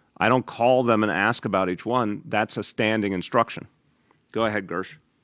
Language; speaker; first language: English; native; English